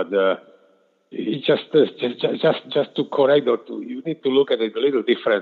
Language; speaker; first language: English; non-native, fluent; Slovak